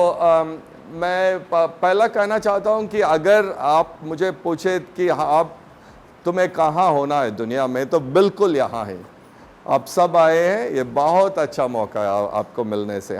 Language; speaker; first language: Hindi; non-native, local second language; Tamil